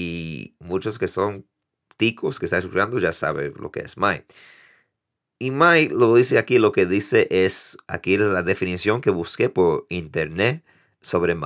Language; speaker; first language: Spanish; early bilingual, heritage; Spanish